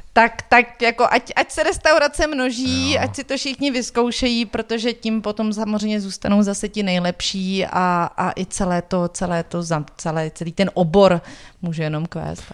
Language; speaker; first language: Czech; native; Czech